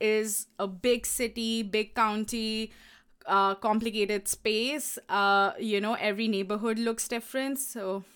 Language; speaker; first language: English; non-native, local second language; Hindi